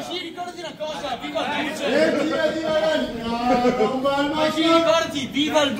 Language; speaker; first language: Italian; native; Italian